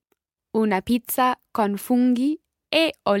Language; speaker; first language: Italian; non-native, learner; English